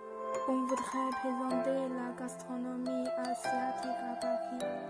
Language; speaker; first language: French; non-native, learner; Chinese